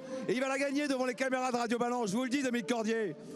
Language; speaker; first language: French; native; French